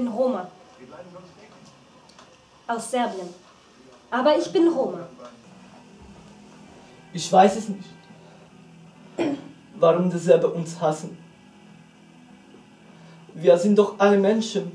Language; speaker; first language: German; non-native, learner; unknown